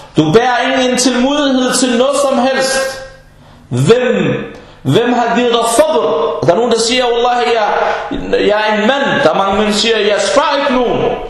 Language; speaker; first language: Danish; non-native, fluent; Arabic